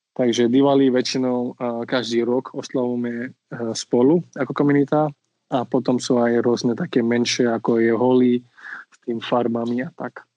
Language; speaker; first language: Slovak; non-native, fluent; Marathi